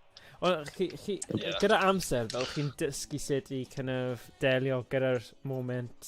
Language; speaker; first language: Welsh; non-native, local second language; English